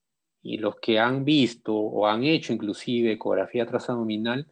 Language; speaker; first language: Spanish; native; Spanish